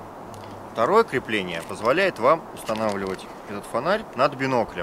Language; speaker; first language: Russian; native; Russian